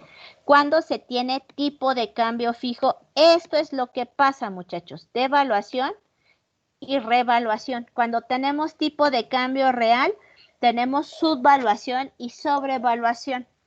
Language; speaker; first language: Spanish; native; Spanish